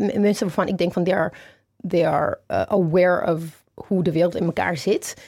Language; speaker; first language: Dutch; non-native, fluent; Amharic